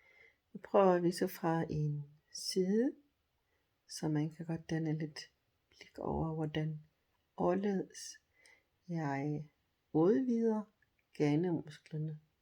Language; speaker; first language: Danish; non-native, fluent; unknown